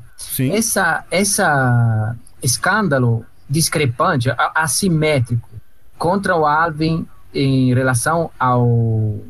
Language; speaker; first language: Portuguese; non-native, fluent; Italian